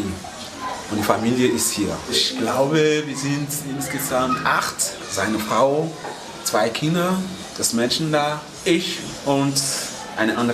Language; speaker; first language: German; non-native, fluent; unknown